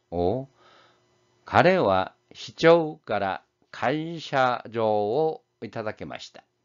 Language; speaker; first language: Japanese; non-native, fluent; Korean